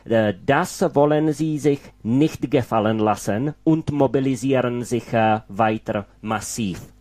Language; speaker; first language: German; non-native, fluent; Czech